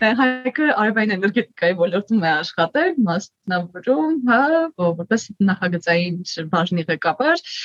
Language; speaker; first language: Armenian; native; Armenian